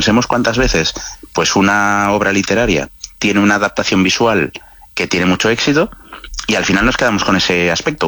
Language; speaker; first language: Spanish; native; Spanish